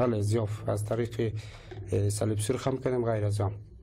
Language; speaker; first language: Persian; native; Persian